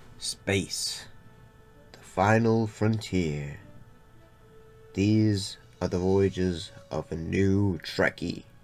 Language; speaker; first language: English; native; English